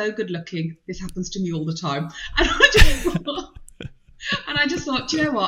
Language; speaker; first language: English; non-native, local second language; Punjabi